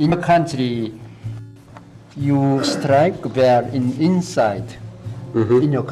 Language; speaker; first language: English; non-native, learner; Korean